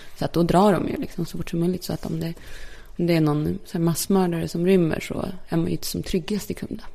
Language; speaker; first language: Swedish; early bilingual, other home language; Polish